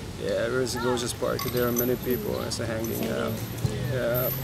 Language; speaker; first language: English; non-native, learner; Japanese